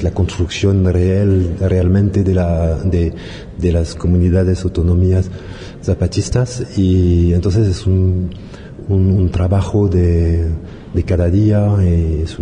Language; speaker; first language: Spanish; non-native, learner; French